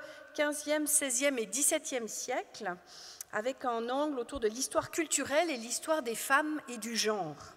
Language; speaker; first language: French; native; French